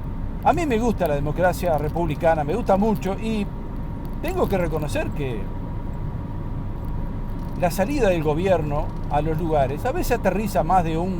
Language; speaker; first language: Spanish; native; Spanish